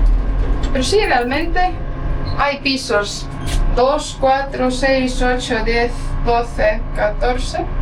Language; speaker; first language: Spanish; non-native, fluent; Estonian